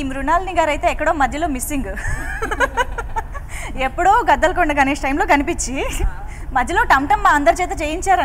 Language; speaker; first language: Telugu; native; Telugu